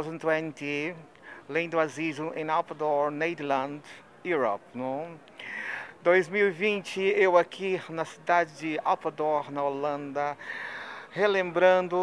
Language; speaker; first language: Portuguese; non-native, fluent; Spanish